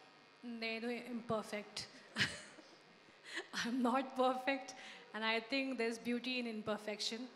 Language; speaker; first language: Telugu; non-native, learner; Hindi